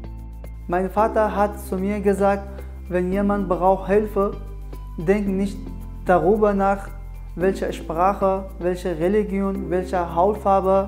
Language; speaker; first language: German; non-native, learner; Persian